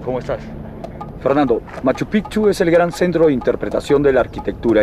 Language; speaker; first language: Spanish; native; Spanish